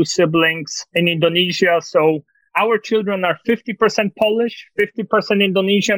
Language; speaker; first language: English; non-native, fluent; Polish